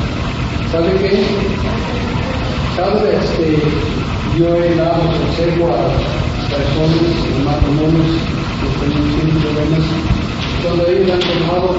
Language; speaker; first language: Spanish; non-native, fluent; English